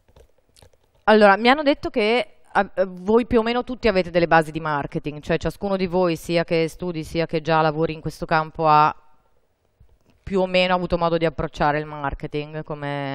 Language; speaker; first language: Italian; native; Italian